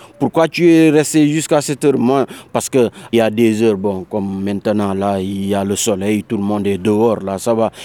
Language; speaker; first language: French; non-native, local second language; Wolof